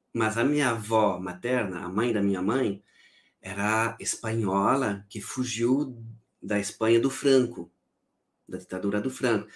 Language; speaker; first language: Portuguese; non-native, fluent; French